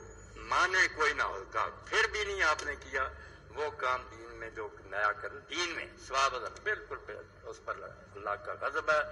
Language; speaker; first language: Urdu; non-native, local second language; Punjabi